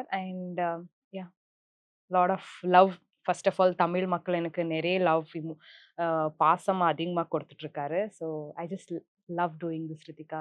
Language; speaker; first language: Tamil; non-native, local second language; Kannada